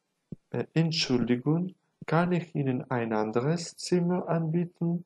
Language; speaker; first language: German; non-native, fluent; Ukrainian